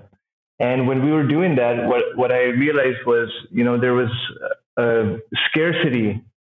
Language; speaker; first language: English; non-native, local second language; Urdu